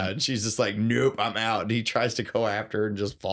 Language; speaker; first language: English; native; English